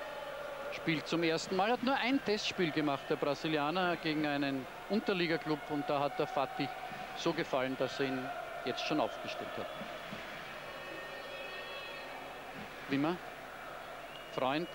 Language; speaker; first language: German; native; German